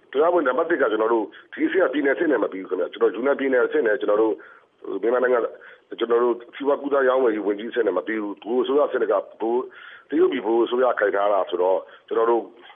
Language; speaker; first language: Burmese; native; Burmese